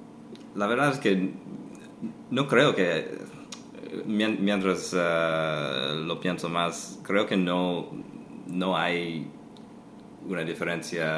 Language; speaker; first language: Spanish; non-native, fluent; English